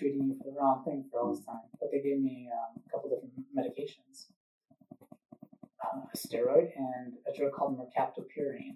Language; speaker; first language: English; native; English